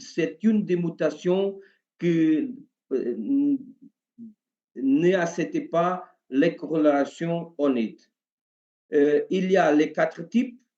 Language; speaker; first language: French; non-native, learner; Portuguese